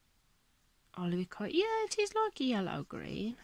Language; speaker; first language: English; native; English